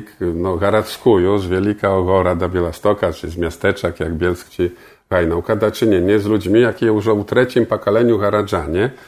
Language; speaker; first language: Polish; non-native, local second language; Belarusian